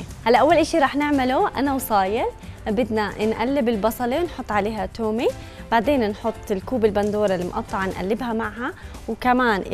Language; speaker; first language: Arabic; native; Arabic